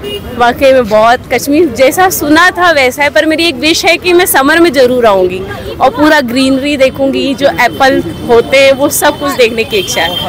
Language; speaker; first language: Hindi; native; Hindi